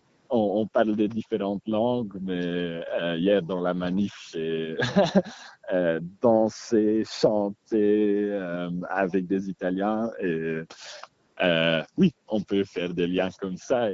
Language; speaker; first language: French; non-native, local second language; Dutch